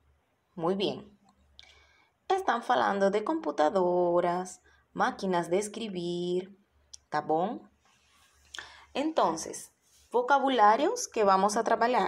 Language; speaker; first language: Spanish; non-native, fluent; Portuguese